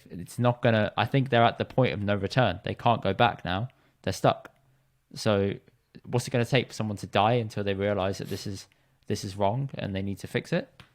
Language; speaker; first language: English; early bilingual, other home language; Punjabi